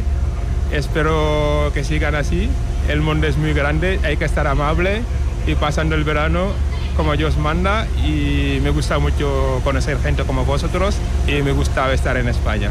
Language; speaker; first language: Spanish; non-native, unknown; Wolof